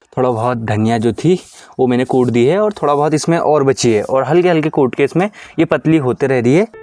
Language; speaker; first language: Hindi; non-native, local second language; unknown